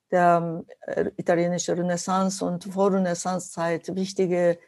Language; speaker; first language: German; non-native, fluent; Japanese